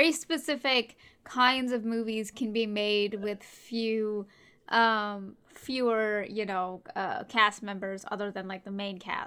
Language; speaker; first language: English; native; English